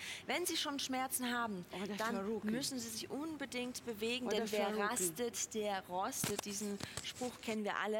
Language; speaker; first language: German; native; German